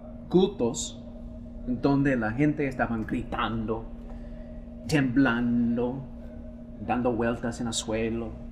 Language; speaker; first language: Spanish; non-native, fluent; English